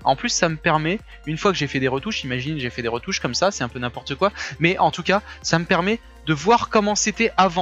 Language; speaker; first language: French; native; French